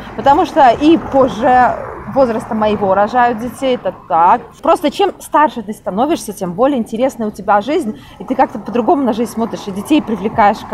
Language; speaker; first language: Russian; native; Russian